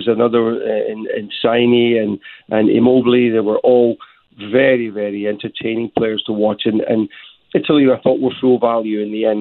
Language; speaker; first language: English; native; English